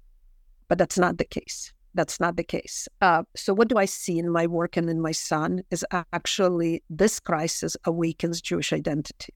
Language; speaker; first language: English; non-native, fluent; Russian